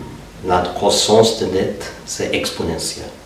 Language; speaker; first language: French; non-native, fluent; German